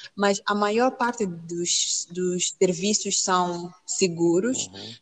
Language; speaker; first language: Portuguese; native; Portuguese